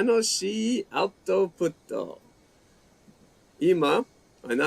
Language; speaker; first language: Japanese; non-native, fluent; English